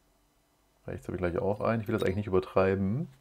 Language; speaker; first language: German; native; German